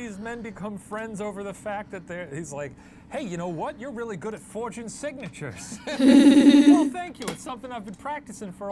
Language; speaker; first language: English; native; English